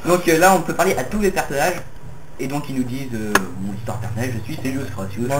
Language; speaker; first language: French; native; French